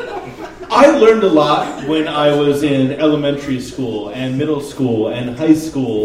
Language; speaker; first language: English; native; English